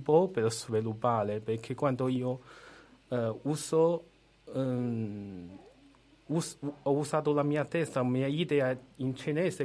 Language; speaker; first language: Italian; non-native, learner; Chinese